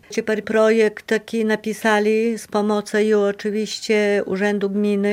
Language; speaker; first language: Polish; non-native, local second language; Belarusian